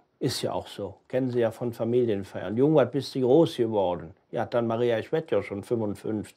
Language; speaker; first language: German; native; German